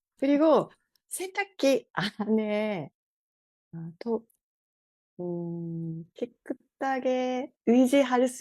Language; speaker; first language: Korean; non-native, fluent; Japanese